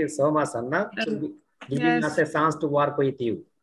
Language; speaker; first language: English; non-native, learner; Bangla